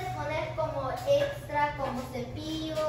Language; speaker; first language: Spanish; early bilingual, heritage; English